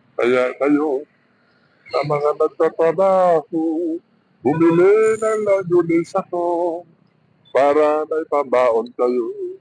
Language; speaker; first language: Filipino; native; Filipino